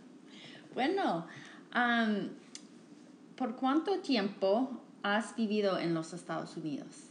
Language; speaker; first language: Spanish; non-native, fluent; English